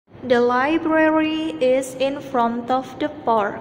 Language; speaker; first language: English; non-native, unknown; Indonesian